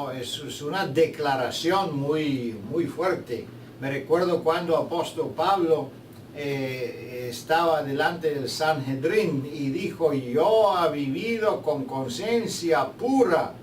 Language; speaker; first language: Spanish; non-native, fluent; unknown